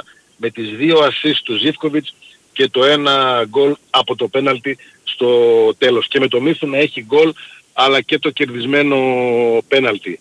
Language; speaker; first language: Greek; native; Greek